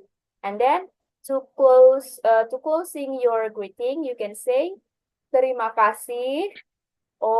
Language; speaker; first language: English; non-native, learner; Indonesian